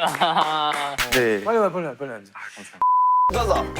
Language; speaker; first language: Korean; non-native, fluent; Japanese